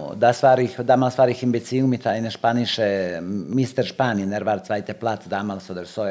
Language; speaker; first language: German; non-native, learner; Serbian